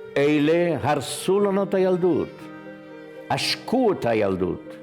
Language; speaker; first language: Hebrew; non-native, fluent; Yiddish